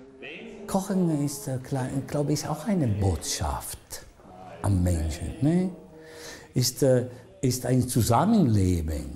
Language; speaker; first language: German; non-native, learner; Italian